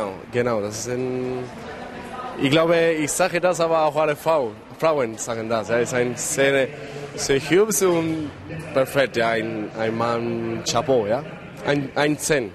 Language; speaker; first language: German; non-native, learner; Spanish